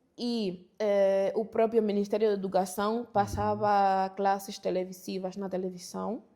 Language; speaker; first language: Portuguese; non-native, fluent; Spanish